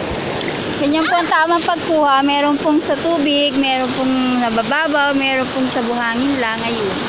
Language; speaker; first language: Filipino; native; Filipino